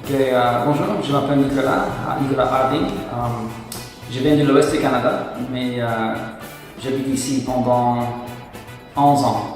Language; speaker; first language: French; non-native, fluent; English